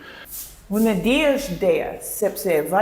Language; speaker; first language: Albanian; non-native, learner; English